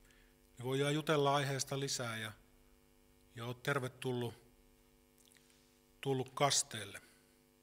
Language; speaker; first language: Finnish; native; Finnish